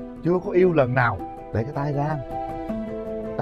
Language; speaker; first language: Vietnamese; native; Vietnamese